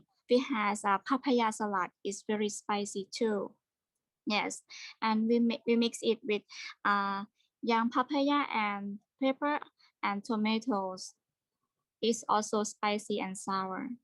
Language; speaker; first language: English; non-native, learner; Thai